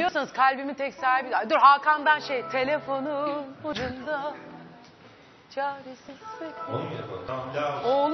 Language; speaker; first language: Turkish; native; Turkish